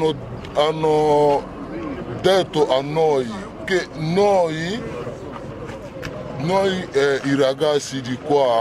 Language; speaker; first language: Italian; non-native, learner; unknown